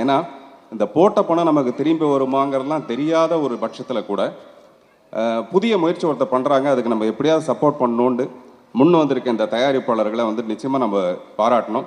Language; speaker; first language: Tamil; native; Tamil